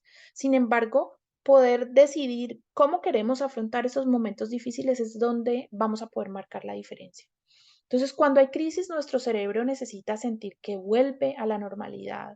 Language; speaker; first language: Spanish; native; Spanish